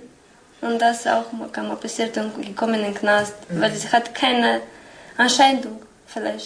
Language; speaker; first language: German; non-native, learner; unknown